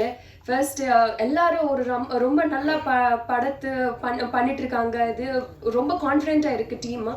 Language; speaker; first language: Tamil; non-native, learner; Telugu